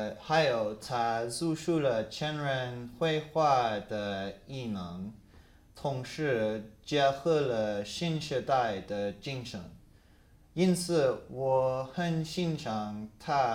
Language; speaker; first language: Chinese; non-native, fluent; English